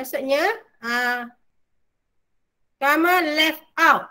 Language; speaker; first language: English; non-native, local second language; Malay